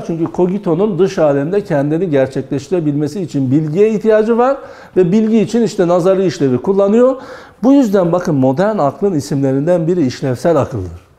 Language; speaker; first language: Turkish; native; Turkish